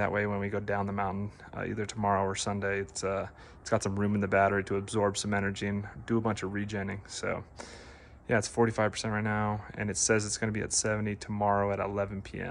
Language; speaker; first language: English; native; English